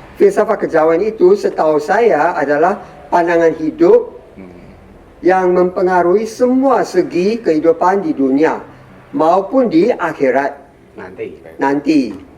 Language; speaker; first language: Indonesian; non-native, fluent; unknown